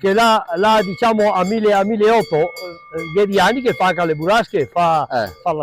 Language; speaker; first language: Italian; non-native, local second language; Venetian